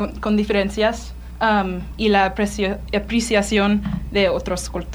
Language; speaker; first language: Spanish; non-native, learner; English